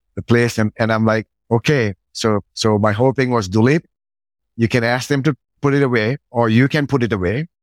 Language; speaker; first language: English; non-native, local second language; Sinhala